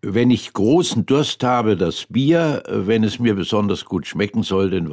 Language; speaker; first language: German; native; German